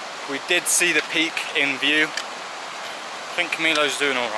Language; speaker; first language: English; native; English